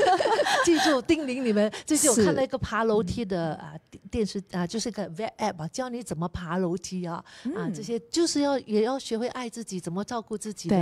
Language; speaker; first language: Chinese; native; Chinese